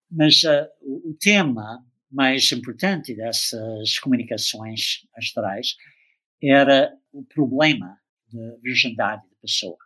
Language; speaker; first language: Portuguese; non-native, fluent; English